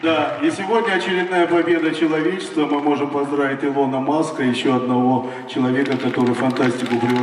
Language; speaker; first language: Russian; native; Russian